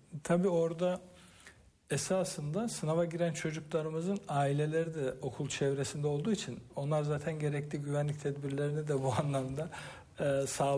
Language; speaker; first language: Turkish; native; Turkish